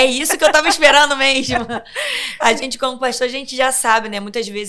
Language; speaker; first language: Portuguese; native; Portuguese